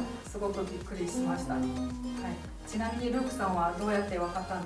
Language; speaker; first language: Japanese; non-native, fluent; Chinese